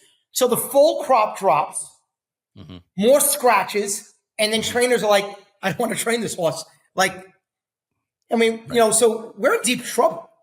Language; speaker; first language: English; native; English